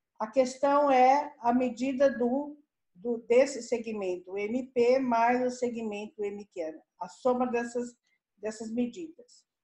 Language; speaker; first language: Portuguese; native; Portuguese